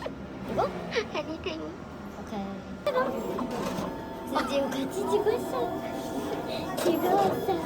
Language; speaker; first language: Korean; non-native, learner; English